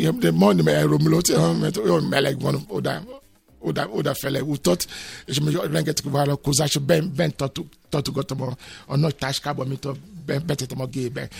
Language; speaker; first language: Hungarian; non-native, fluent; Yoruba